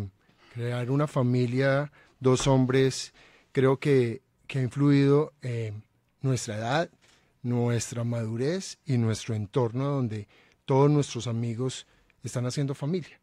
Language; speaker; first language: Spanish; native; Spanish